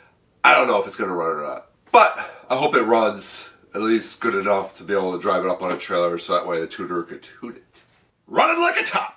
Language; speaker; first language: English; native; English